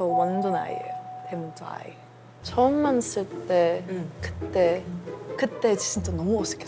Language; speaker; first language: Korean; early bilingual, heritage; Korean